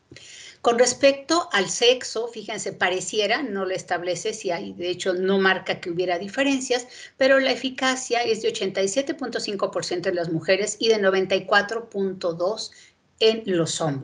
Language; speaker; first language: Spanish; native; Spanish